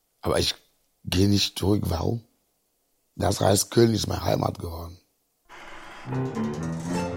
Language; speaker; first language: German; non-native, fluent; Ewe